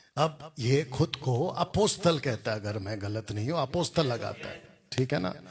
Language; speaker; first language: Hindi; non-native, local second language; Telugu